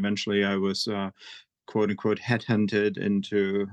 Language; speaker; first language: English; non-native, fluent; German